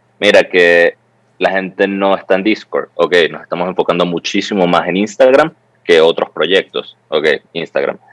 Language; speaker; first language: Spanish; native; Spanish